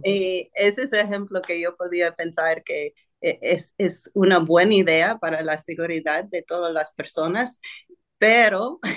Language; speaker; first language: Spanish; non-native, fluent; English